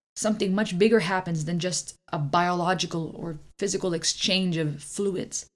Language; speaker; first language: English; early bilingual, other home language; German